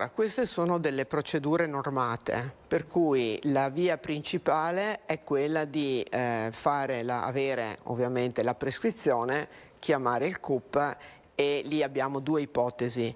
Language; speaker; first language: Italian; native; Italian